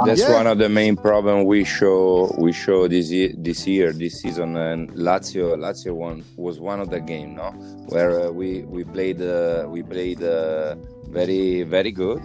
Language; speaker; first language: English; non-native, fluent; Italian